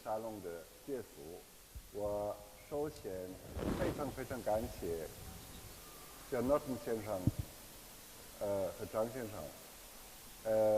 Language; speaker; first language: Chinese; non-native, fluent; German